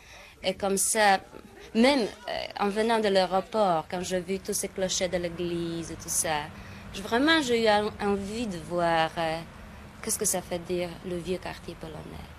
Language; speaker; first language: French; non-native, fluent; Polish